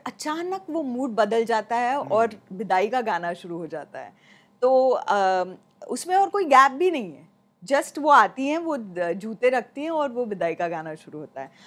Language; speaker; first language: Hindi; non-native, local second language; Marathi